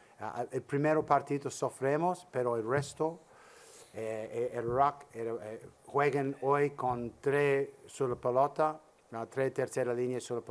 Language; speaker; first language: Spanish; non-native, learner; English